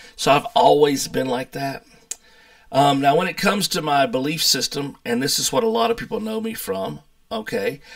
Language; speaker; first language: English; native; English